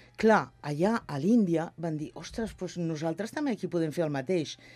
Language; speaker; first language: Catalan; non-native, local second language; Spanish